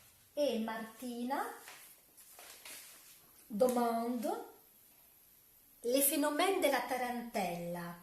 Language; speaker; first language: French; non-native, learner; Italian